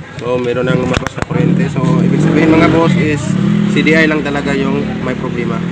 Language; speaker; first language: Filipino; non-native, local second language; Cebuano